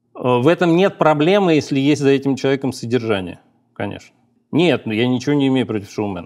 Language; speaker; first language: Russian; native; Russian